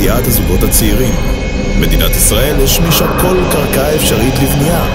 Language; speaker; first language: Hebrew; native; Hebrew